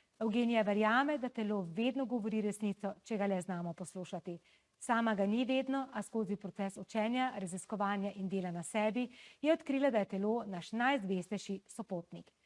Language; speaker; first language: Slovenian; native; Slovenian